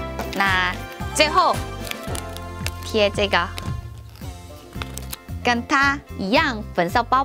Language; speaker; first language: Chinese; non-native, fluent; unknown